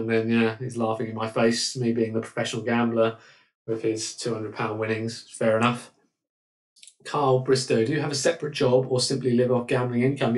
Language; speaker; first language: English; native; English